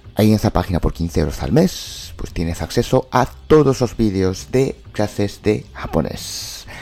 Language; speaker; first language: Spanish; native; Spanish